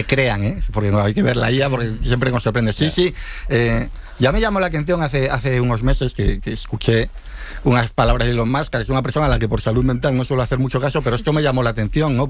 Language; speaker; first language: Spanish; native; Spanish